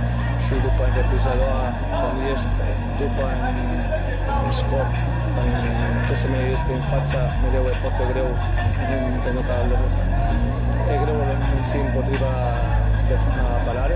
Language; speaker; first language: Romanian; non-native, learner; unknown